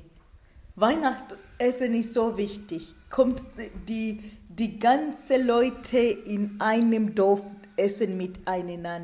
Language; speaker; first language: German; non-native, learner; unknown